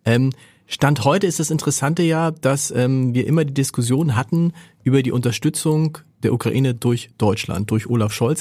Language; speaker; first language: German; native; German